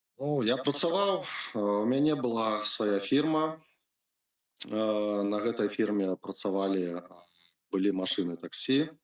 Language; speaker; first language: Belarusian; non-native, local second language; Russian